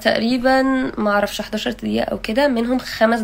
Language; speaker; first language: Arabic; native; Arabic